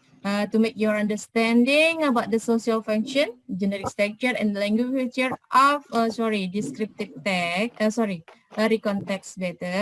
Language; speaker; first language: English; non-native, fluent; Indonesian